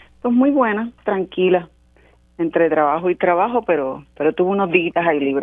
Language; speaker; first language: Spanish; native; Spanish